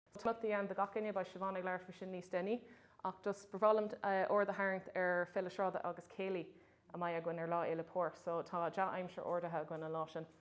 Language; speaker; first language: Irish; non-native, local second language; English